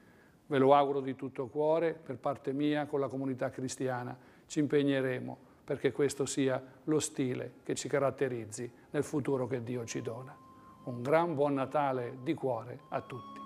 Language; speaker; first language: Italian; native; Italian